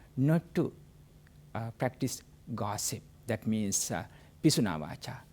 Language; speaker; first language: English; non-native, local second language; Sinhala